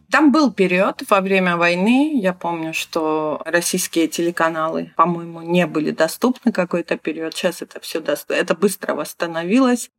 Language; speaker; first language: Russian; non-native, local second language; Georgian